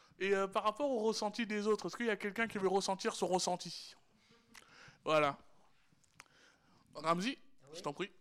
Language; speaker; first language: French; native; French